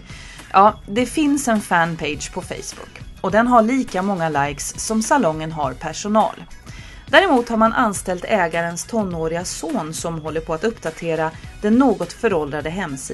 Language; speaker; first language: Swedish; native; Swedish